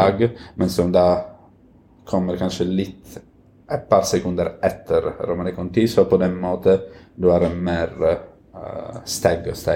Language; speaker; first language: Norwegian; non-native, fluent; Italian